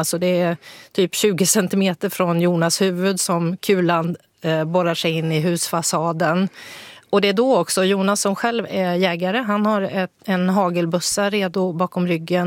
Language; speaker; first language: Swedish; native; Swedish